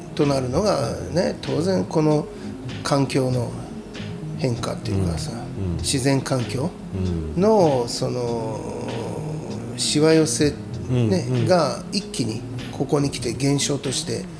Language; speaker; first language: Japanese; native; Japanese